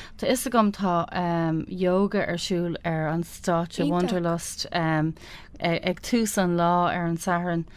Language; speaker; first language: Irish; non-native, local second language; English